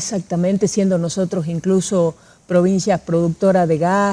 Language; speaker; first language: Spanish; native; Spanish